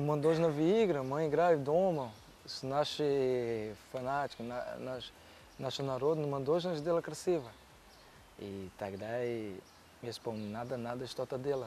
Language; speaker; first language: Russian; non-native, learner; Portuguese